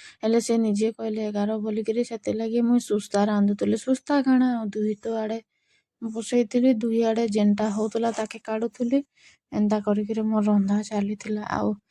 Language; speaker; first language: Odia; native; Odia